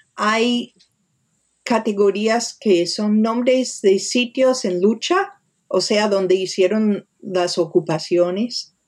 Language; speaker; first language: Spanish; non-native, fluent; English